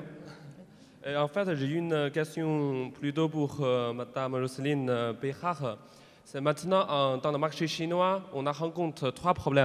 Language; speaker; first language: French; non-native, fluent; Chinese